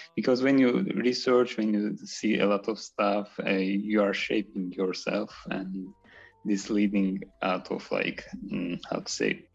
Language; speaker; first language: English; non-native, fluent; Azerbaijani